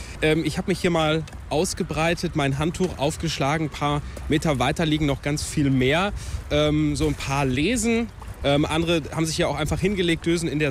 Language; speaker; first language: German; native; German